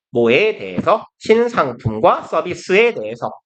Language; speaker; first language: Korean; native; Korean